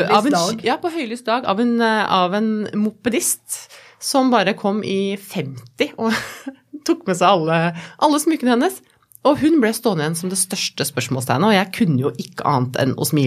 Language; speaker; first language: Norwegian; native; Norwegian